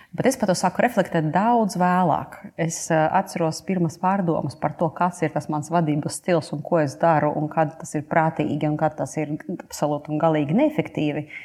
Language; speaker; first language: Latvian; non-native, local second language; Russian